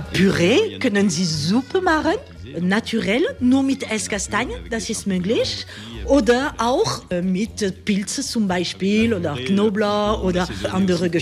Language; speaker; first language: German; non-native, learner; French